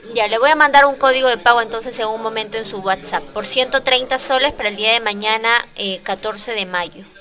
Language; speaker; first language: Spanish; native; Spanish